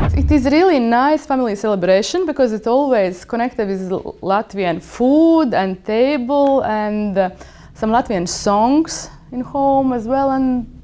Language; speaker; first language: English; non-native, fluent; Latvian